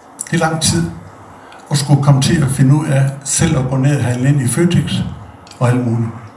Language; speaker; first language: Danish; native; Danish